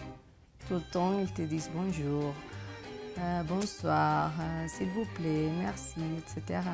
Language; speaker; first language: French; non-native, fluent; Spanish